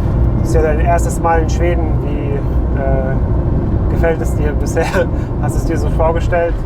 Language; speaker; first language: German; native; German